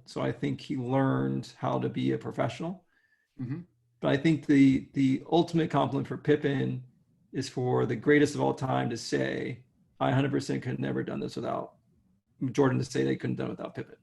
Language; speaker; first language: English; native; English